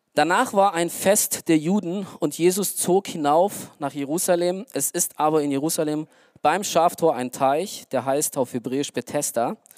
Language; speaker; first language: German; early bilingual, other home language; Romanian